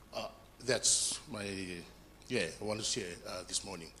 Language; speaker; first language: English; non-native, fluent; Fijian